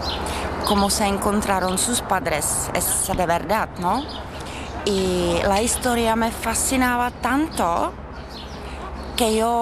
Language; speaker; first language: Spanish; non-native, fluent; Czech